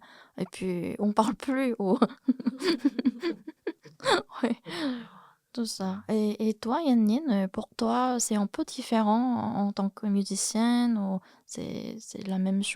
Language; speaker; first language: French; non-native, fluent; Korean